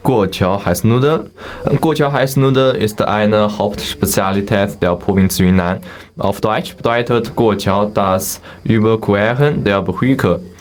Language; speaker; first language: German; non-native, learner; Chinese